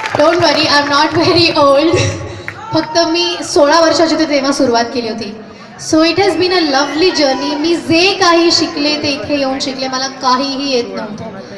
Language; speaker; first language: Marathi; non-native, local second language; Hindi